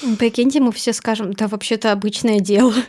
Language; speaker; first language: Russian; native; Russian